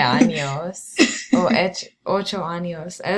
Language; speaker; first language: Spanish; non-native, learner; English